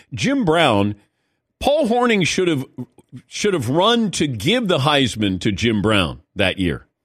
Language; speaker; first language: English; native; English